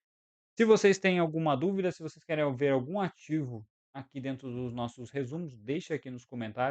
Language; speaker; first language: Portuguese; native; Portuguese